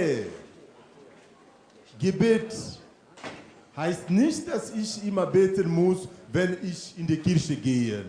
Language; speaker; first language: German; non-native, fluent; French